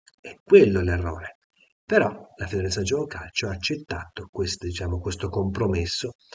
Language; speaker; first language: Italian; native; Italian